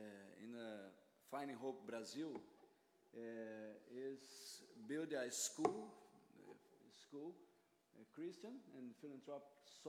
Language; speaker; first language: English; non-native, learner; Portuguese